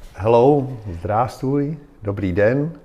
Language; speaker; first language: Russian; non-native, learner; Czech